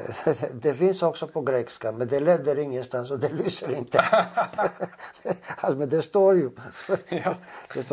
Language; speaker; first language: Swedish; non-native, fluent; Greek